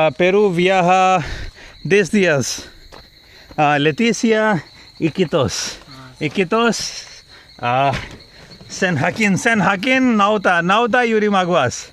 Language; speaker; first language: Spanish; non-native, learner; Hindi